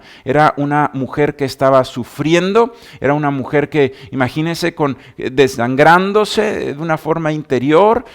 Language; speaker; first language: Spanish; native; Spanish